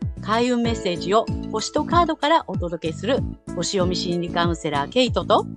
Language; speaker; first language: Japanese; native; Japanese